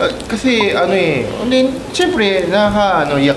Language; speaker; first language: Filipino; non-native, fluent; Korean